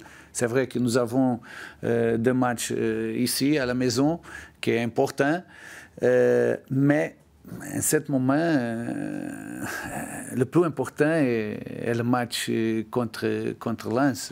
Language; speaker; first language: French; non-native, learner; Portuguese